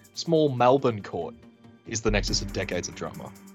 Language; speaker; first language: English; native; English